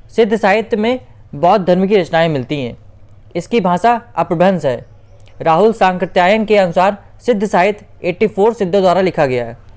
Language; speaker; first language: Hindi; native; Hindi